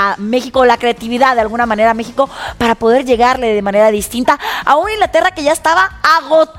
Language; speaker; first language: Spanish; native; Spanish